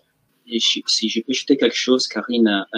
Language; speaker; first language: French; non-native, fluent; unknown